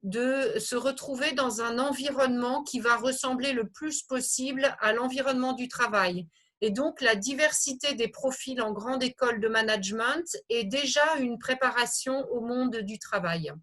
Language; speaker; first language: French; native; French